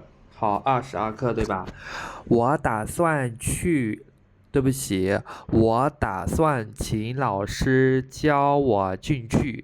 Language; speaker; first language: Chinese; non-native, fluent; Khmer